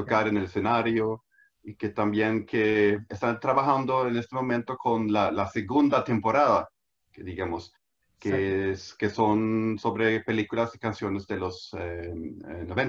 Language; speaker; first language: Spanish; non-native, fluent; Swedish